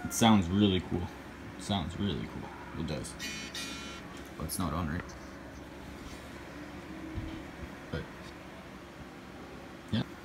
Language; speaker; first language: English; native; English